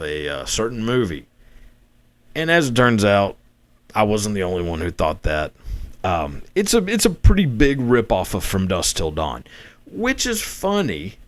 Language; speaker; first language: English; native; English